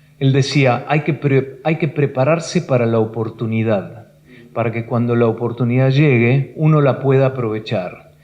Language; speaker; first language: Spanish; native; Spanish